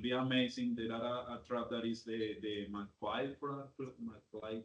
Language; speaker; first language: English; non-native, fluent; Spanish